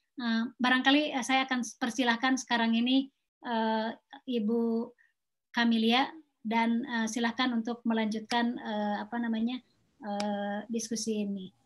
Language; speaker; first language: Indonesian; non-native, local second language; Sundanese